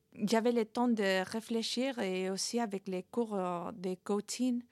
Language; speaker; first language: French; non-native, fluent; Spanish